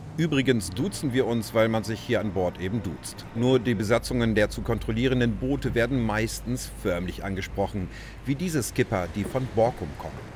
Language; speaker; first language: German; native; German